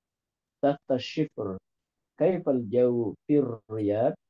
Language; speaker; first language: Arabic; non-native, learner; Indonesian